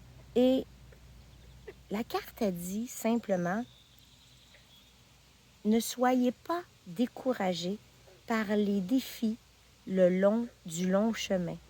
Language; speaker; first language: French; native; French